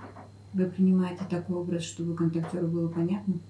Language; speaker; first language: Russian; native; Russian